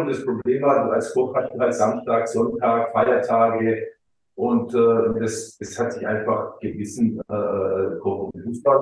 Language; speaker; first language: German; early bilingual, other home language; Croatian